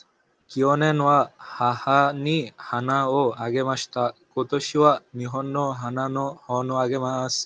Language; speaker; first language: Japanese; non-native, learner; Bangla